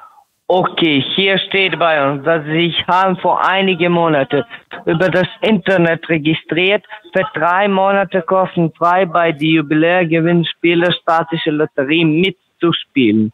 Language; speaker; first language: German; non-native, learner; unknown